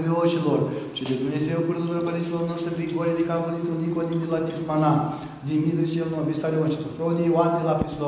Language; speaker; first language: Romanian; native; Romanian